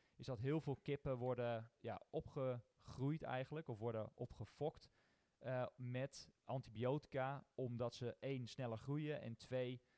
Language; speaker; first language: Dutch; native; Dutch